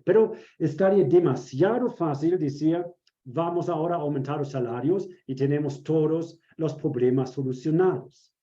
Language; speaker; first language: Spanish; non-native, fluent; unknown